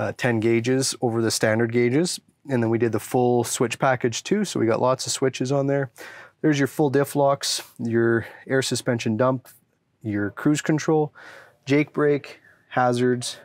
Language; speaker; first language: English; native; English